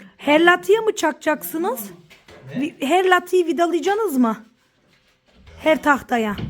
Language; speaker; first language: Turkish; early bilingual, heritage; Turkish